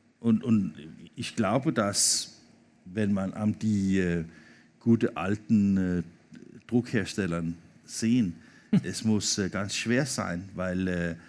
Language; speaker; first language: German; non-native, learner; Danish